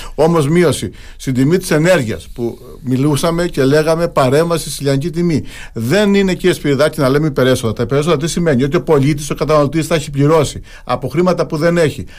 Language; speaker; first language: Greek; native; Greek